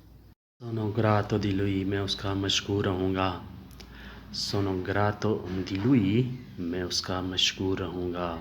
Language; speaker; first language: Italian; non-native, learner; Urdu